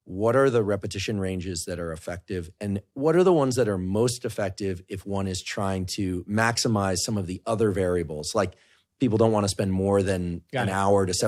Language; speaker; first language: English; native; English